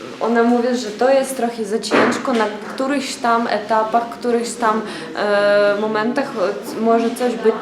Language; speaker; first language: Polish; non-native, learner; Ukrainian